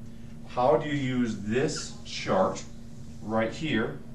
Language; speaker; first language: English; native; English